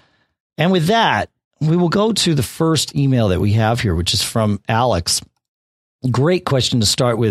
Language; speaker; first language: English; native; English